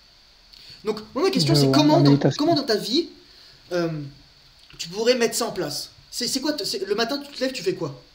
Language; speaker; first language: French; native; French